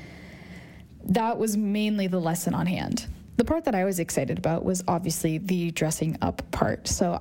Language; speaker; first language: English; native; English